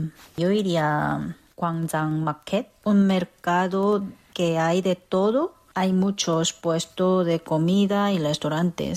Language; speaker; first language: Spanish; non-native, fluent; Korean